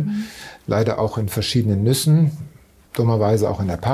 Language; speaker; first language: German; native; German